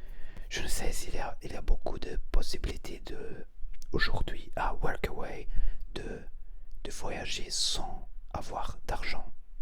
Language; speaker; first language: French; non-native, learner; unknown